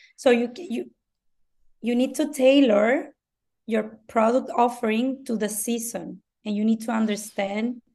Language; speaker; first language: English; non-native, fluent; Spanish